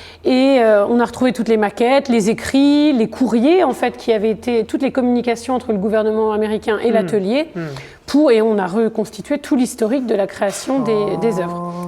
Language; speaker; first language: French; native; French